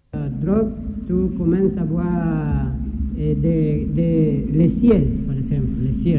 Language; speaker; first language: French; non-native, learner; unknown